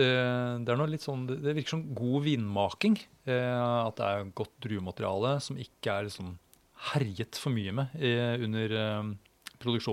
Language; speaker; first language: Norwegian; native; Norwegian